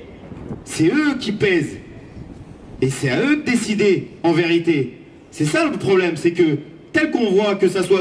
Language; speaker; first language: French; native; French